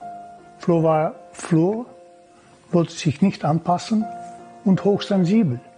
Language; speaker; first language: German; non-native, learner; Dutch